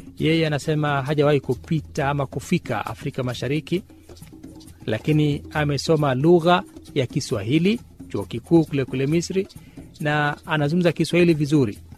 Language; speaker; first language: Swahili; native; Swahili